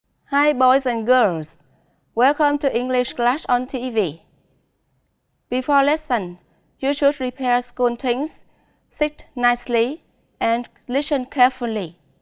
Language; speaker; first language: English; non-native, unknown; Vietnamese